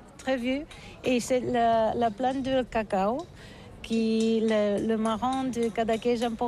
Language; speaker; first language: French; non-native, learner; Catalan